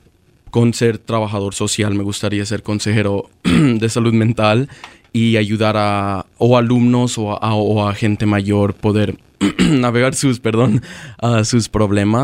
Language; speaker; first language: Spanish; early bilingual, other home language; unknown